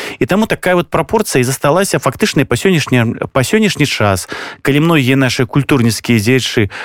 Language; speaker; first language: Belarusian; native; Belarusian